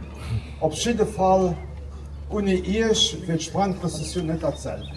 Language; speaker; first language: German; non-native, local second language; Luxembourgish